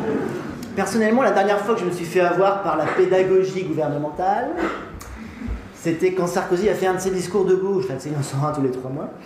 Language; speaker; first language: French; native; French